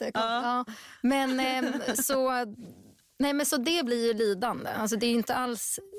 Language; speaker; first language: Swedish; native; Swedish